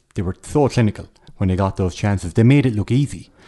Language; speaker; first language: English; native; English